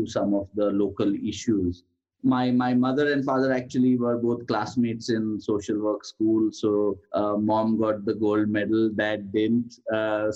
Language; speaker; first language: English; non-native, local second language; Gujarati